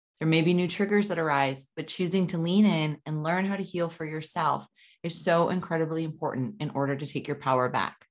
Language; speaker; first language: English; native; English